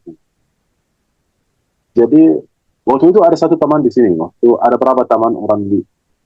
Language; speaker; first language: Indonesian; non-native, fluent; Arabic